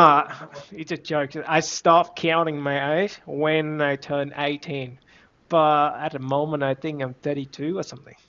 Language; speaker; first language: English; non-native, fluent; Vietnamese